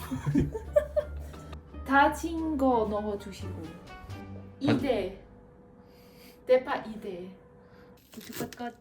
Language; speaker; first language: Korean; non-native, learner; Dutch